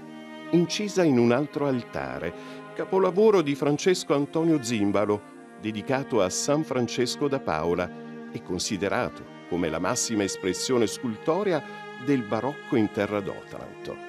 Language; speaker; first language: Italian; native; Italian